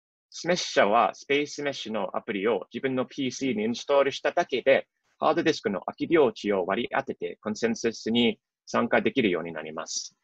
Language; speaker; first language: Japanese; non-native, fluent; English